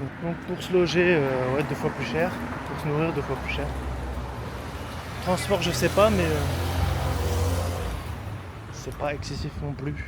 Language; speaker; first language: French; native; French